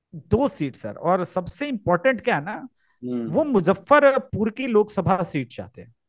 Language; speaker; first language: Hindi; native; Hindi